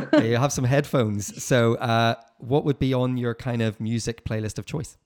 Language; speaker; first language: English; native; English